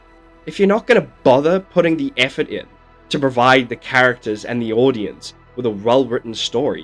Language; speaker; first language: English; native; English